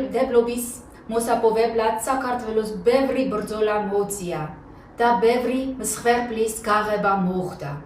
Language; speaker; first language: Georgian; non-native, learner; Dutch